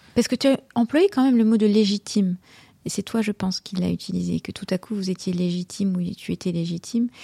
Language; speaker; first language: French; native; French